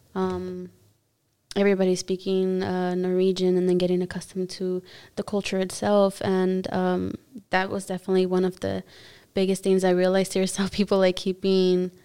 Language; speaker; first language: English; early bilingual, other home language; Spanish